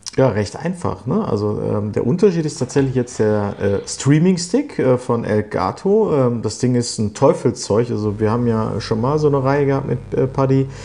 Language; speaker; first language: German; early bilingual, other home language; Turkish